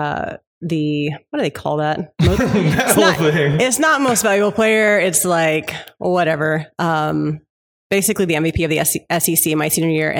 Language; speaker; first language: English; native; English